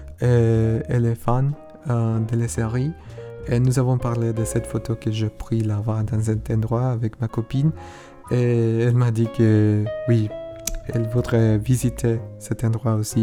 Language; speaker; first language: French; non-native, learner; Spanish